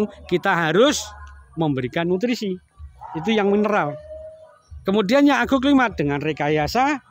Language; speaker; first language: Indonesian; native; Indonesian